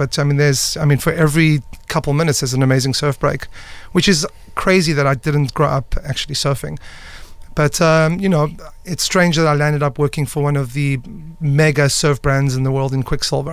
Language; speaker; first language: English; native; English